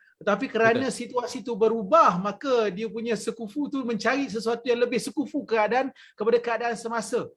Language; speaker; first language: Malay; native; Malay